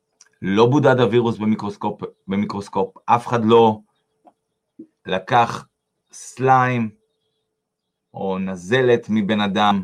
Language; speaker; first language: Hebrew; native; Hebrew